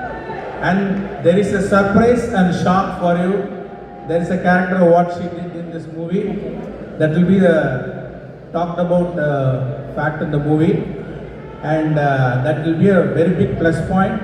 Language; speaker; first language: Telugu; non-native, local second language; Tamil